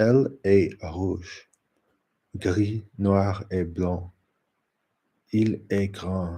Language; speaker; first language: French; non-native, learner; English